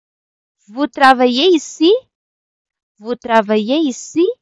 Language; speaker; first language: French; non-native, learner; Filipino